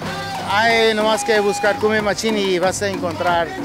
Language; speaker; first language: Spanish; early bilingual, heritage; Spanish